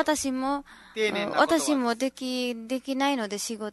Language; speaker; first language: Japanese; non-native, learner; Nepali